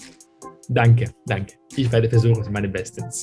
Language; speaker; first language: German; non-native, fluent; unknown